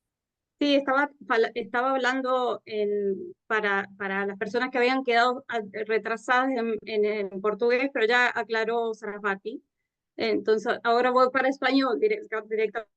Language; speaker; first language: Spanish; non-native, fluent; Portuguese